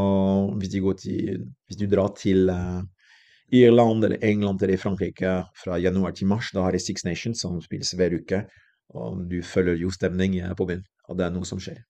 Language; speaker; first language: Norwegian; non-native, fluent; French